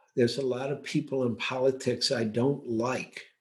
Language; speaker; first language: English; native; English